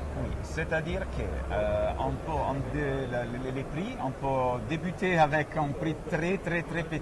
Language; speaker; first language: French; non-native, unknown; Italian